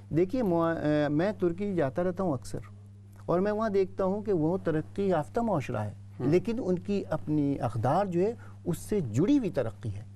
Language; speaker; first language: Urdu; native; Urdu